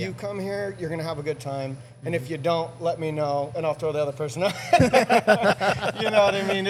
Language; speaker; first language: English; native; English